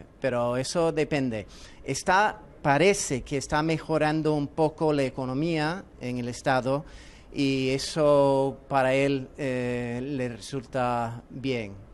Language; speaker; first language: Spanish; non-native, fluent; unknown